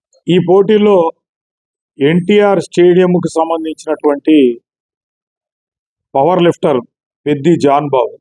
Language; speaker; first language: Telugu; native; Telugu